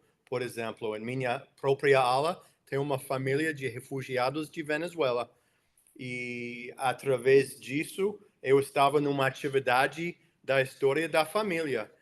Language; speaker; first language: Portuguese; non-native, fluent; English